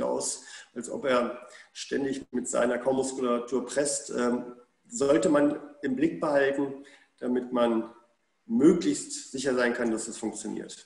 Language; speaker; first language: German; native; German